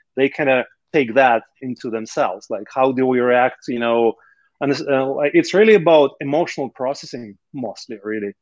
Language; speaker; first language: English; non-native, fluent; Russian